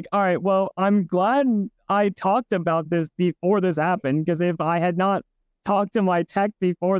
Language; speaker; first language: English; native; English